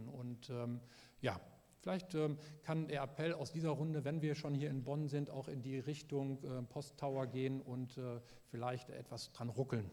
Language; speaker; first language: German; native; German